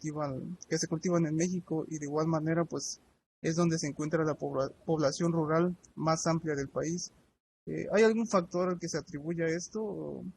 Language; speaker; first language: Spanish; native; Spanish